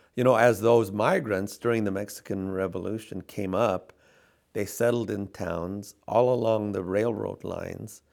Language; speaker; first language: English; native; English